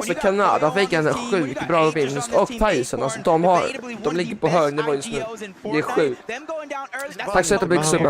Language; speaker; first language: Swedish; native; Swedish